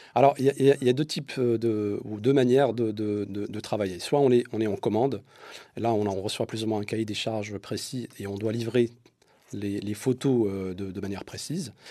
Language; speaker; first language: French; non-native, local second language; Arabic